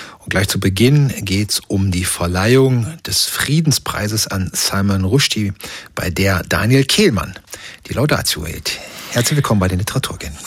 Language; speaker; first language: German; native; German